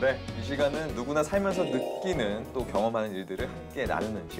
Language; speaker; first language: Korean; native; Korean